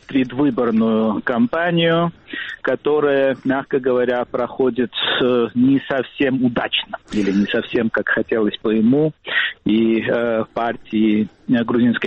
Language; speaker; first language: Russian; non-native, fluent; Georgian